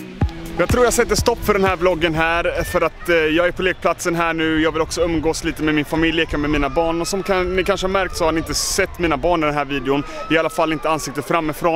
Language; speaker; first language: Swedish; native; Swedish